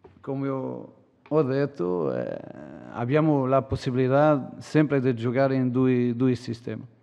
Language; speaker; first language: Italian; non-native, learner; Portuguese